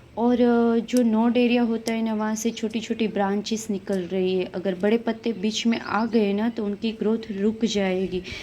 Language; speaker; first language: Hindi; non-native, local second language; Gujarati